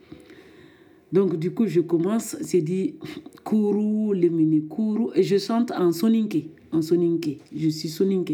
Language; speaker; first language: French; non-native, local second language; Soninke